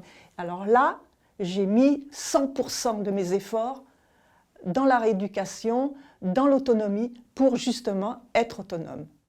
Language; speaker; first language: French; native; French